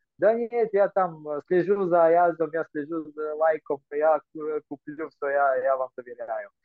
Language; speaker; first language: Russian; non-native, fluent; Croatian